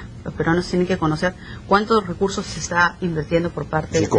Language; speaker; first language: Spanish; native; Spanish